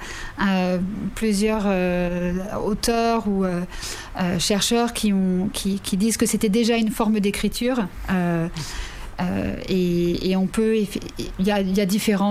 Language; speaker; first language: French; native; French